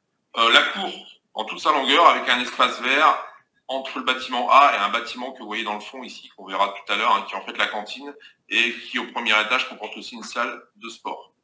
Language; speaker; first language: French; native; French